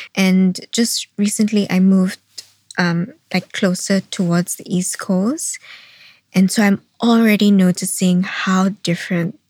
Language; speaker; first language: English; non-native, local second language; Filipino